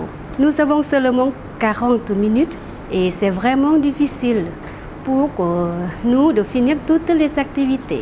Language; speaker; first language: French; non-native, fluent; Lao